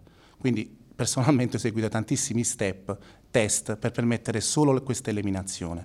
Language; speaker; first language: Italian; native; Italian